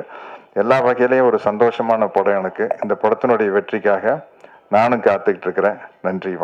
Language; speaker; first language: Tamil; native; Tamil